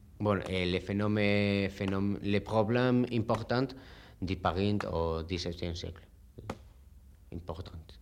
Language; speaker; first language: French; non-native, learner; Spanish